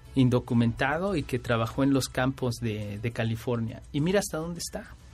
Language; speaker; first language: Spanish; native; Spanish